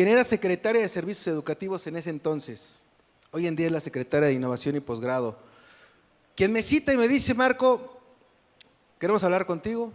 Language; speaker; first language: Spanish; native; Spanish